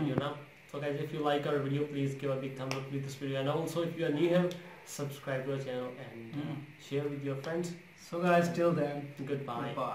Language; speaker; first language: English; non-native, local second language; Urdu